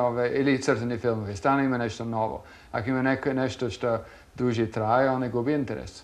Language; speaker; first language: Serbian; non-native, fluent; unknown